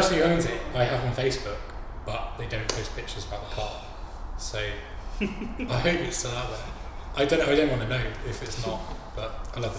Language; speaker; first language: English; native; English